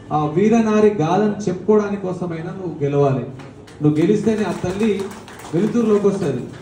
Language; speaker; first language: Telugu; non-native, local second language; Lambadi